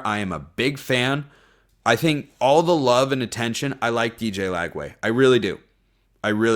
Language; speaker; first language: English; native; English